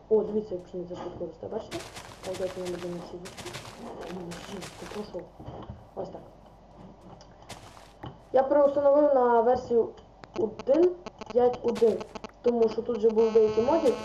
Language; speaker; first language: Ukrainian; native; Ukrainian